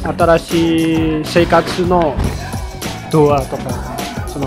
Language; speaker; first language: Japanese; non-native, learner; Indonesian